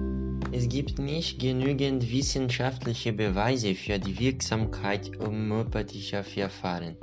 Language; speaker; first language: German; non-native, learner; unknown